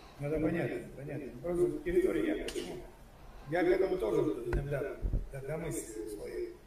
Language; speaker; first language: Russian; native; Russian